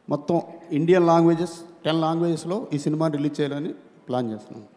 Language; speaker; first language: Telugu; native; Telugu